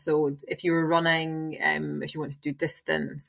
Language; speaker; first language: English; native; English